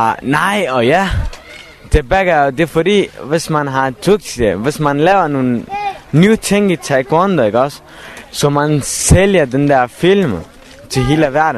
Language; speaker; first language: Danish; non-native, learner; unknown